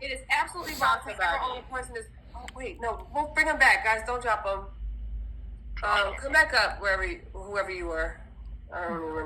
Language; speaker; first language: English; native; English